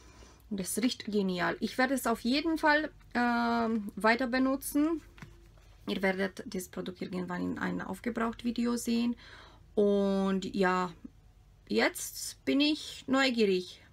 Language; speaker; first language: German; non-native, fluent; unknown